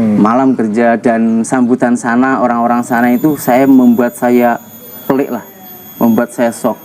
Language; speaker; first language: Indonesian; native; Indonesian